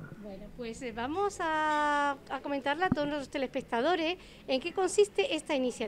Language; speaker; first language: Spanish; native; Spanish